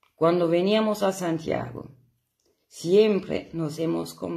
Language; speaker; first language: Spanish; non-native, fluent; German